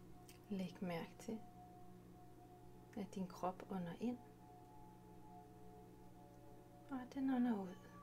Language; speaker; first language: Danish; native; Danish